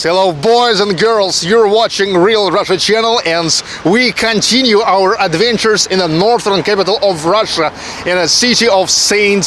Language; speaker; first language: English; non-native, fluent; Russian